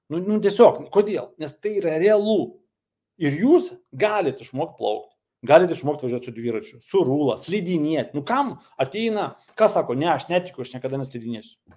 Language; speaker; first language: Lithuanian; non-native, local second language; Russian